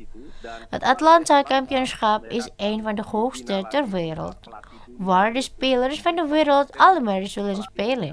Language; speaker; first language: Dutch; non-native, fluent; Indonesian